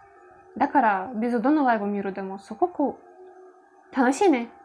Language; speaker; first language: Japanese; non-native, learner; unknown